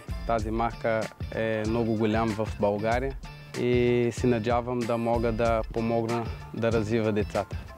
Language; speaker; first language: Bulgarian; non-native, learner; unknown